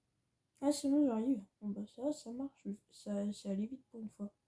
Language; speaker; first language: French; native; French